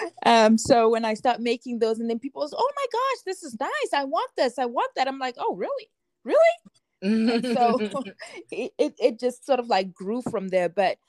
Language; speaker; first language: English; non-native, local second language; Shona